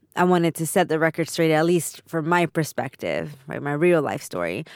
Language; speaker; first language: English; early bilingual, other home language; Spanish